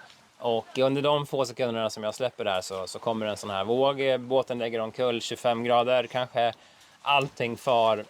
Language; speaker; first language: Swedish; native; Swedish